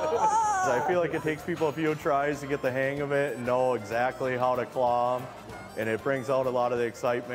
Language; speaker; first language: English; native; English